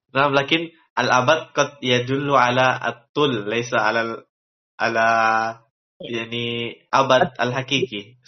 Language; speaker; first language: Arabic; non-native, fluent; Indonesian